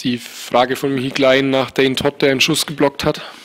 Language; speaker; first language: German; native; German